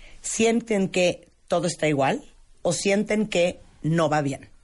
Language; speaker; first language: Spanish; native; Spanish